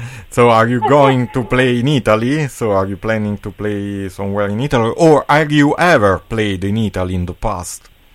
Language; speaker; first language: English; non-native, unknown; Italian